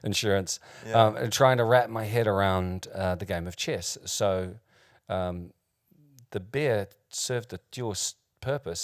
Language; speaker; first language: English; native; English